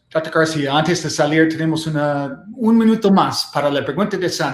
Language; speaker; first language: Spanish; non-native, learner; English